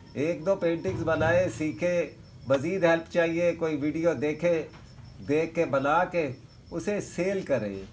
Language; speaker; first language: Urdu; native; Urdu